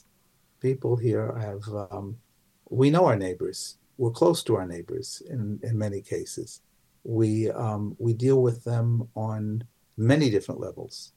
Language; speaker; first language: English; native; English